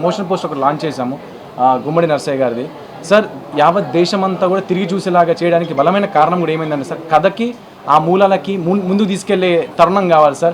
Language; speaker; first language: Telugu; native; Telugu